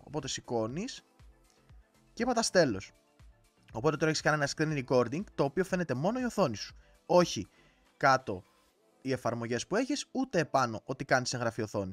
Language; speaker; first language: Greek; native; Greek